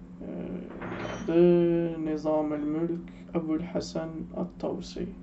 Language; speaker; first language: Turkish; non-native, learner; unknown